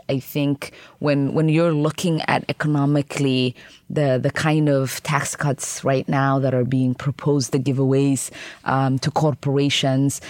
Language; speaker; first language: English; early bilingual, other home language; Somali